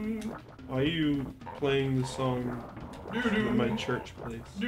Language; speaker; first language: English; native; English